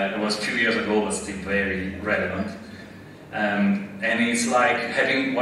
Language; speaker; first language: English; non-native, fluent; Italian